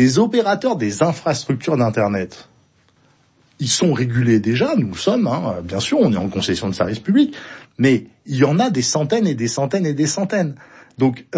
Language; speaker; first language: French; native; French